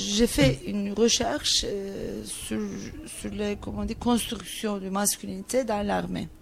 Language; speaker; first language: French; non-native, fluent; Turkish